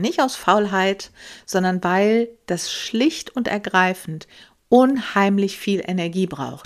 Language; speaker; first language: German; native; German